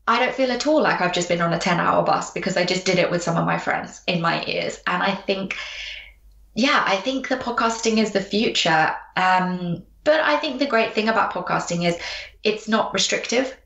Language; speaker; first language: English; native; English